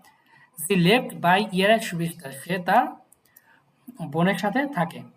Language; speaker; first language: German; non-native, learner; Bangla